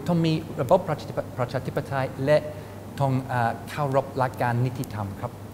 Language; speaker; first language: Thai; non-native, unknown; English